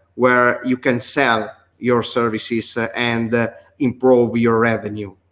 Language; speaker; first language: English; non-native, learner; Italian